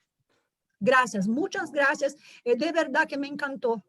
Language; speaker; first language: Spanish; non-native, fluent; Portuguese